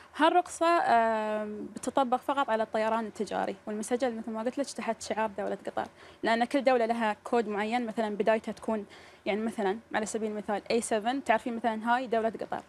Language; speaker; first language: Arabic; native; Arabic